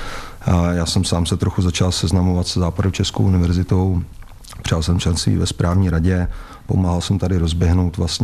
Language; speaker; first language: Czech; native; Czech